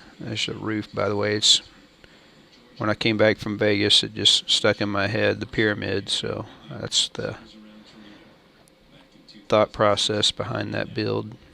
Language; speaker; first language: English; native; English